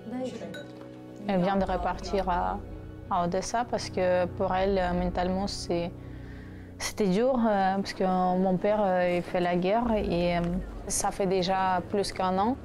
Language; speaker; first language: French; non-native, fluent; Russian